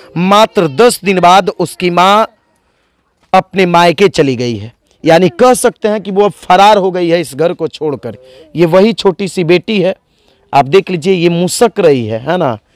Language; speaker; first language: Hindi; native; Hindi